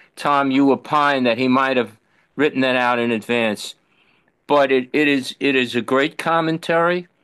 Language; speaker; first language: English; native; English